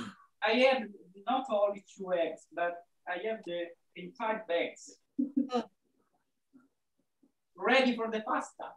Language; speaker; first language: English; non-native, learner; Italian